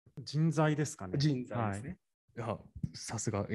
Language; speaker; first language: Japanese; native; Japanese